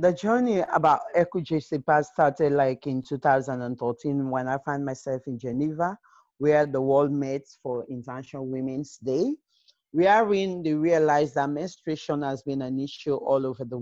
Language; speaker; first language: English; non-native, local second language; Krio